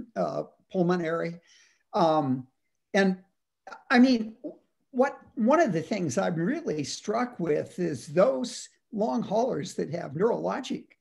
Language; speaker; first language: English; native; English